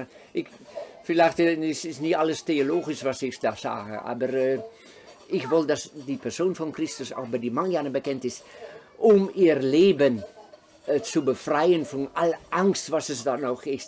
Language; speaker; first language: German; non-native, fluent; Dutch